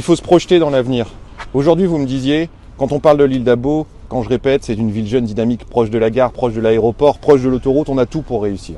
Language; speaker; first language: French; native; French